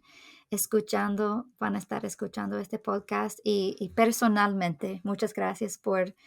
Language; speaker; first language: Spanish; non-native, fluent; English